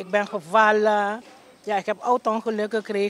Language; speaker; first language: Dutch; non-native, local second language; Papiamento